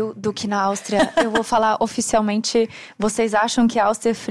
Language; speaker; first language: Portuguese; non-native, fluent; German